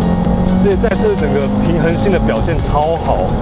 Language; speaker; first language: Chinese; native; Chinese